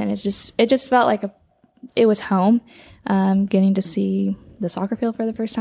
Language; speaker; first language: English; native; English